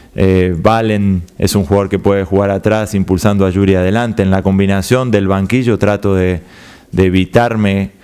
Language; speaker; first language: Spanish; native; Spanish